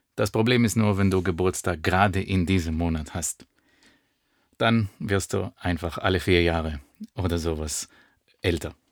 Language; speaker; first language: German; non-native, fluent; Hebrew